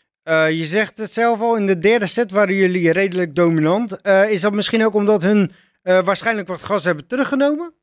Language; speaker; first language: Dutch; native; Dutch